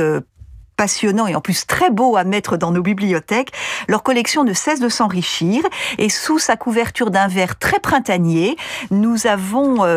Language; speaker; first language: French; native; French